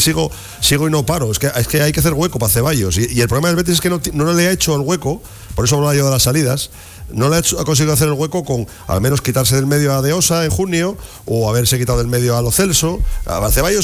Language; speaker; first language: Spanish; native; Spanish